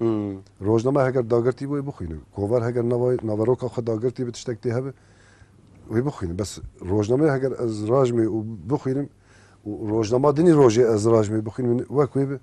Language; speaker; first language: Kurdish; native; Kurdish